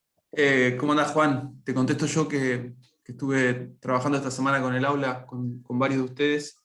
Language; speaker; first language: Spanish; native; Spanish